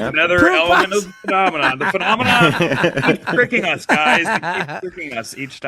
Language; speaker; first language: English; native; English